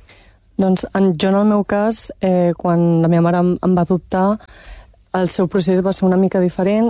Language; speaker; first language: Catalan; early bilingual, other home language; Chinese